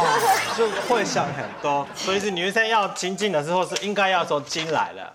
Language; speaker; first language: Chinese; non-native, learner; Japanese